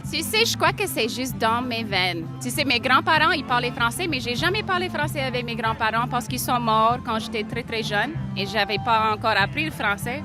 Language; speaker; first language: French; non-native, fluent; English